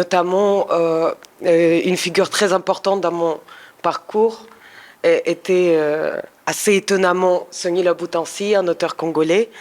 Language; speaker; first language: French; non-native, fluent; Russian